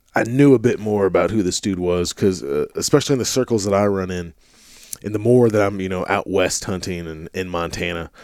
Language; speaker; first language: English; native; English